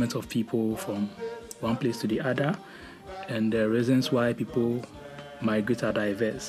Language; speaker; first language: English; non-native, local second language; Akan